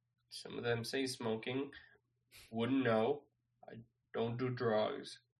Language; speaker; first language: English; non-native, fluent; Spanish